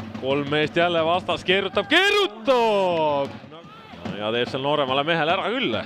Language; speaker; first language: Estonian; native; Estonian